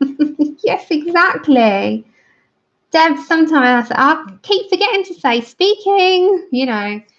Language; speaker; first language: English; native; English